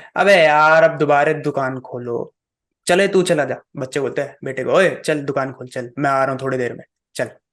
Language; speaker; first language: Hindi; native; Hindi